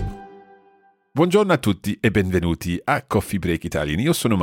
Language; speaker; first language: Italian; non-native, fluent; English